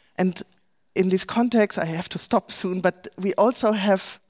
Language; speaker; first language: English; non-native, fluent; German